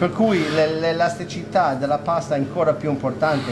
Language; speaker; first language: Italian; non-native, fluent; English